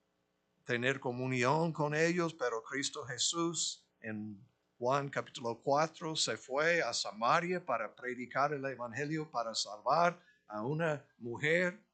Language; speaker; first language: Spanish; non-native, fluent; English